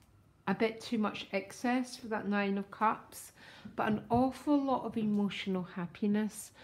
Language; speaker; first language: English; native; English